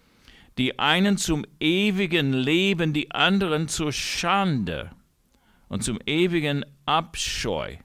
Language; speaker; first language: German; non-native, fluent; English